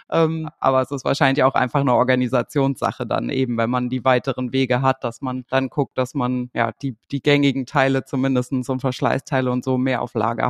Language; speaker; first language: German; native; German